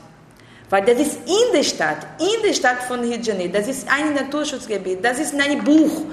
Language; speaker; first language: German; non-native, learner; Portuguese